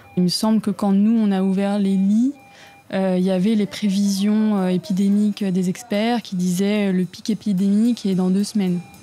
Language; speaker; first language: French; native; French